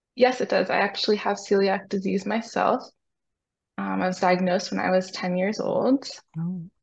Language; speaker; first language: English; native; English